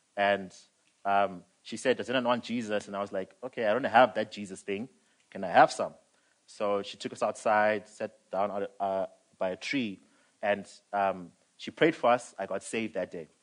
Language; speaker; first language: English; non-native, local second language; Shona